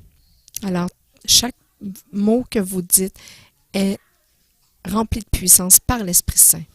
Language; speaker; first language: French; non-native, fluent; English